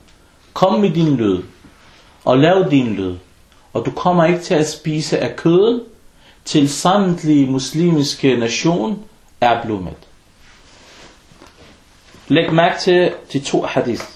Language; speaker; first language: Danish; early bilingual, other home language; Arabic